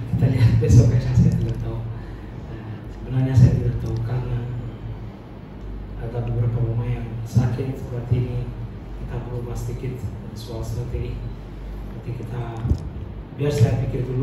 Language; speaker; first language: Indonesian; non-native, fluent; Portuguese